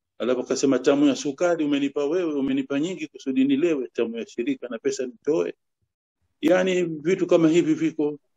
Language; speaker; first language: Swahili; native; Swahili